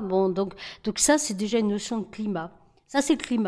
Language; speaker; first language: French; native; French